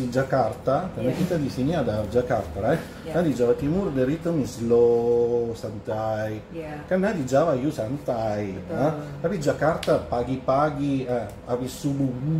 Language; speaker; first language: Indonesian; non-native, learner; English